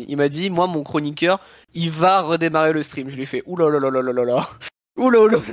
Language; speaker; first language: French; native; French